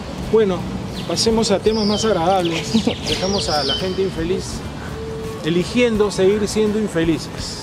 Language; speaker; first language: Spanish; native; Spanish